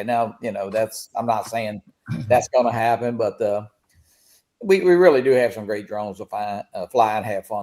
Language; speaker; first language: English; native; English